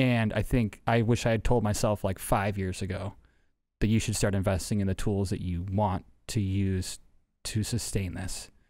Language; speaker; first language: English; native; English